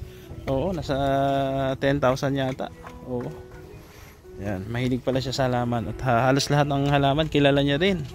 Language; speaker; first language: Filipino; non-native, local second language; Hiligaynon